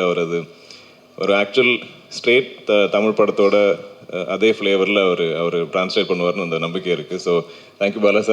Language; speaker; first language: Tamil; non-native, local second language; Malayalam